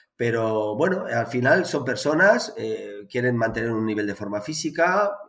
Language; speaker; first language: Spanish; native; Spanish